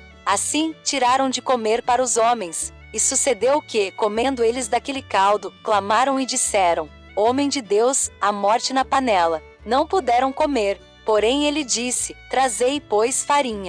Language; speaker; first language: Portuguese; native; Portuguese